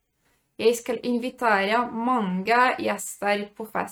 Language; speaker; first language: Norwegian; non-native, fluent; Polish